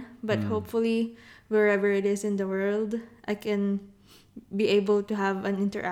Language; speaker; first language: English; non-native, local second language; Filipino